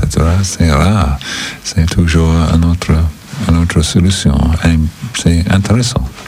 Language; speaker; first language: French; non-native, learner; English